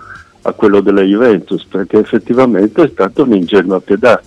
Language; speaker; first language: Italian; native; Italian